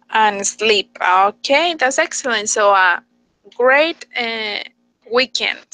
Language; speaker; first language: English; non-native, fluent; Spanish